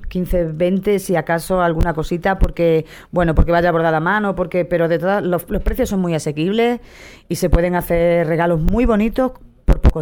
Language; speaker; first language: Spanish; native; Spanish